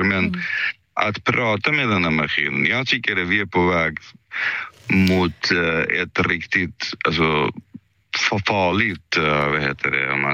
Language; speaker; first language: Swedish; early bilingual, other home language; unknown